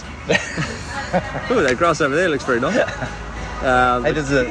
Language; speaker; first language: English; native; English